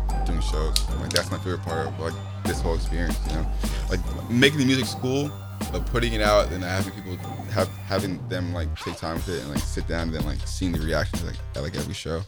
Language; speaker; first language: English; native; English